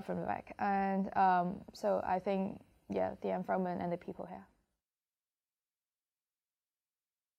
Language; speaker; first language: English; non-native, local second language; Cantonese